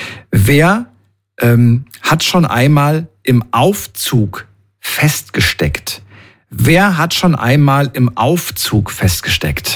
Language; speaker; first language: German; native; German